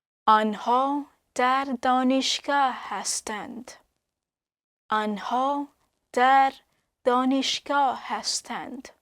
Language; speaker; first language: Persian; non-native, fluent; Urdu